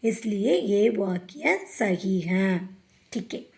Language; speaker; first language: Hindi; non-native, local second language; Tamil